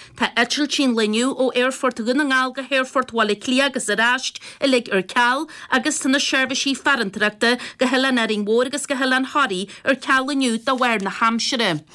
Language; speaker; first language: Irish; native; Irish